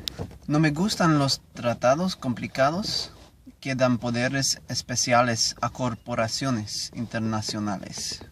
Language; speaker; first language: Spanish; non-native, learner; English